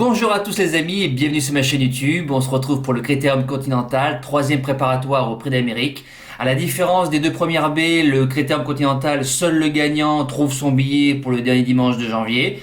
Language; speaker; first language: French; native; French